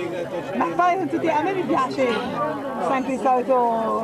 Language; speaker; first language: Italian; non-native, fluent; Chinese